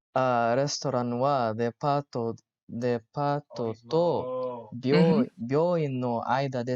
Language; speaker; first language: Japanese; non-native, learner; English